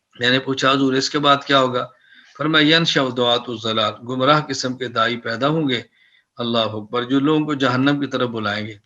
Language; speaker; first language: Urdu; non-native, local second language; Punjabi